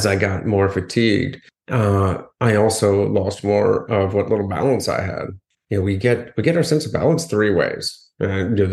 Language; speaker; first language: English; native; English